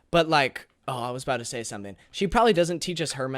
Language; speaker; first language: English; native; English